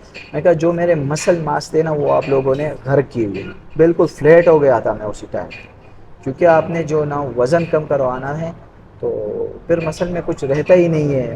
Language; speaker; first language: Urdu; non-native, local second language; Pashto